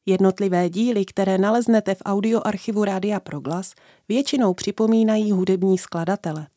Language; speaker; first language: Czech; native; Czech